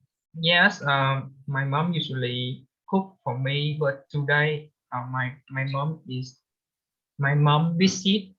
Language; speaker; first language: English; non-native, learner; Vietnamese